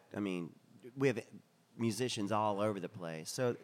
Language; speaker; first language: English; native; English